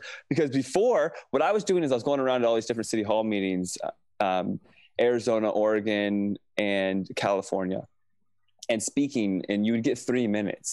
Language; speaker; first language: English; native; English